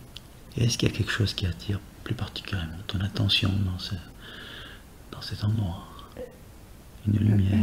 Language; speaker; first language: French; native; French